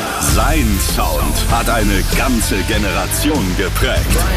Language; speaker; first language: German; native; German